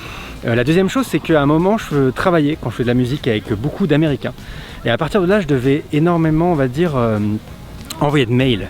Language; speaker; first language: French; native; French